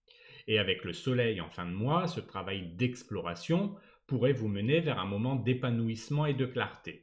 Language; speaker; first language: French; native; French